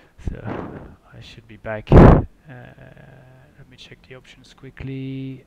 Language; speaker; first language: English; non-native, fluent; French